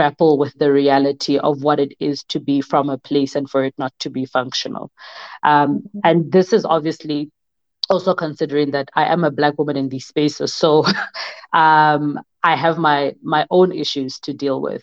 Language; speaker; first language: English; non-native, local second language; Southern Sotho